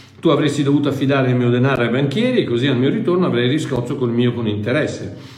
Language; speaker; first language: Italian; non-native, fluent; English